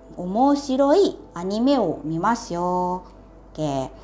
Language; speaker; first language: Japanese; non-native, fluent; Indonesian